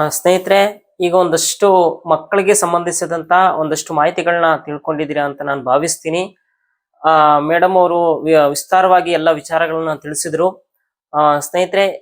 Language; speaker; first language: Kannada; native; Kannada